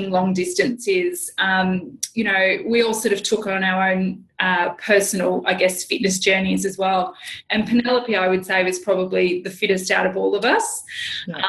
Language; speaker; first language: English; native; English